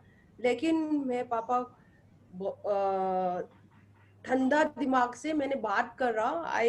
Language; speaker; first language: Hindi; non-native, local second language; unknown